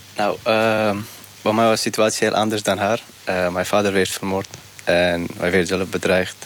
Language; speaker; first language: Dutch; early bilingual, other home language; Persian